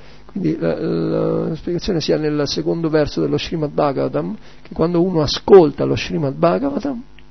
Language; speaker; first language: Italian; native; Italian